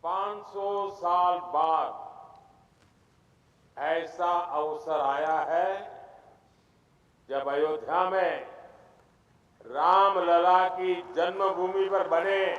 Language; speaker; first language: Hindi; non-native, local second language; Gujarati